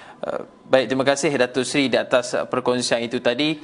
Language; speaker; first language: Malay; native; Malay